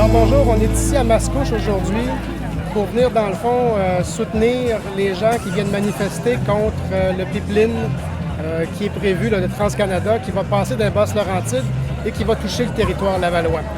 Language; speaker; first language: French; native; French